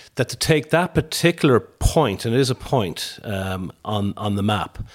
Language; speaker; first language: English; native; English